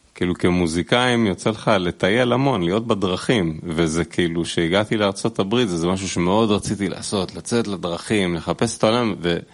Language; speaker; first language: Hebrew; native; Hebrew